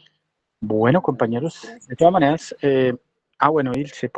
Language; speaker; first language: Spanish; native; Spanish